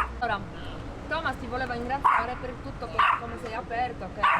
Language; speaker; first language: Italian; non-native, fluent; Polish